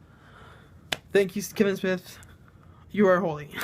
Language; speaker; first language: English; native; English